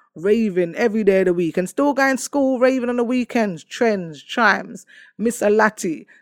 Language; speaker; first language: English; native; English